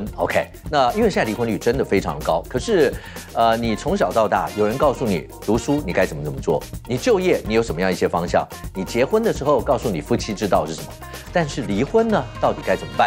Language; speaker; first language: Chinese; native; Chinese